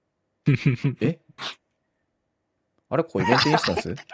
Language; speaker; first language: Japanese; native; Japanese